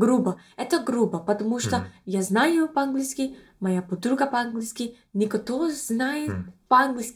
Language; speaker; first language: Russian; non-native, learner; English